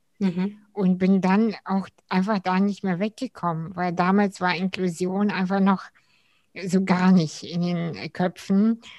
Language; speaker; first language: German; early bilingual, other home language; Russian